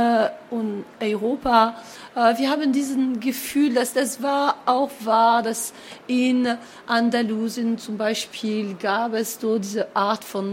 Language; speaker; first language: German; non-native, fluent; French